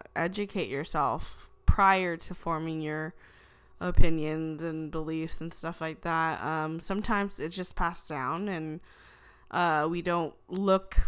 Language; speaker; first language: English; early bilingual, other home language; Filipino